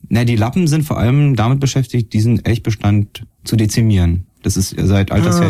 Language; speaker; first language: German; native; German